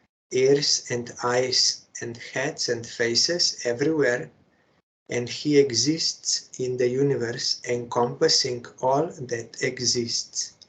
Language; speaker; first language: English; non-native, fluent; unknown